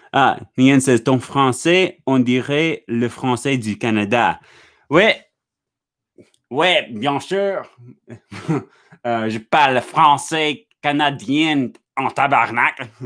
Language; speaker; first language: French; non-native, learner; English